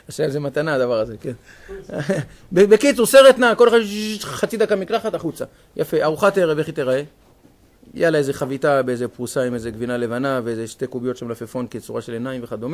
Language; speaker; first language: Hebrew; native; Hebrew